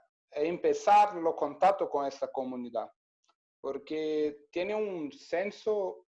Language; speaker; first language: Spanish; non-native, learner; Portuguese